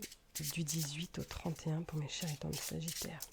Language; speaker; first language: French; native; French